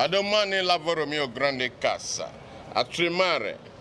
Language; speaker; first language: Italian; non-native, learner; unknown